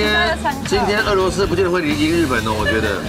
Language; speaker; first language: Chinese; native; Chinese